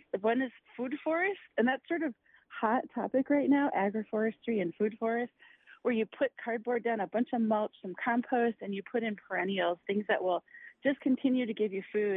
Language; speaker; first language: English; native; English